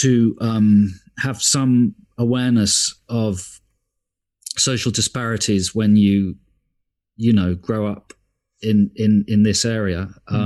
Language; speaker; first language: English; native; English